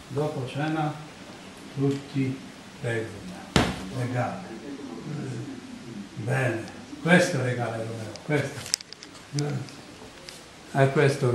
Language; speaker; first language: Italian; non-native, learner; Polish